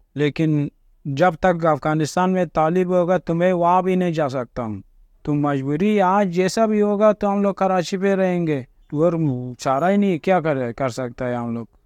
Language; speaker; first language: Urdu; non-native, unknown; Persian